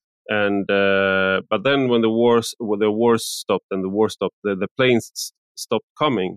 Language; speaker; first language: English; non-native, fluent; Swedish